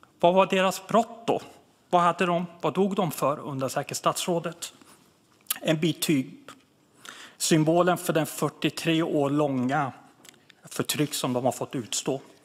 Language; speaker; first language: Swedish; early bilingual, other home language; Persian